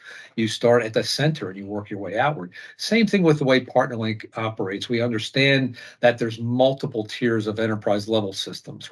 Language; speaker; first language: English; native; English